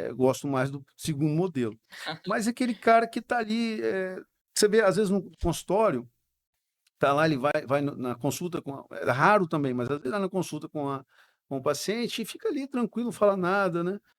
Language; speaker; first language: Portuguese; native; Portuguese